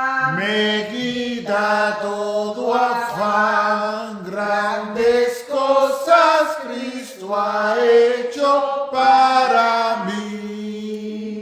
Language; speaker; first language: Spanish; native; Spanish